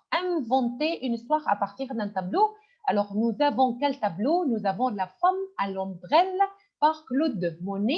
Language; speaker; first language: French; non-native, fluent; Arabic